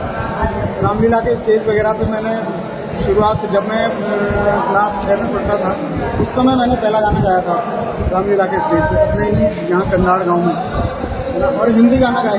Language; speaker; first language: Hindi; non-native, local second language; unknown